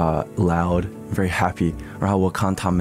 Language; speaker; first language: Chinese; early bilingual, heritage; English